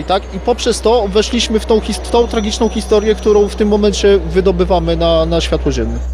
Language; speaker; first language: Polish; native; Polish